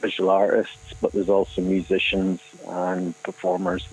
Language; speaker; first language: English; native; English